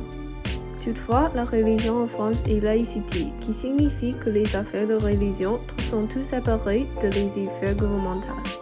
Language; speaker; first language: French; non-native, learner; English